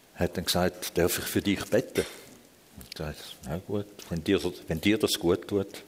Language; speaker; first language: German; early bilingual, other home language; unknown